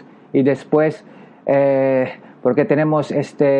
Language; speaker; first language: Spanish; non-native, learner; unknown